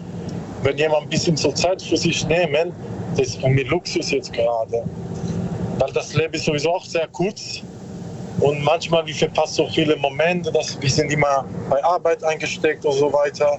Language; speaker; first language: German; non-native, learner; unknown